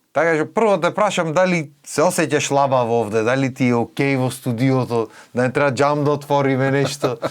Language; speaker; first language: Macedonian; native; Macedonian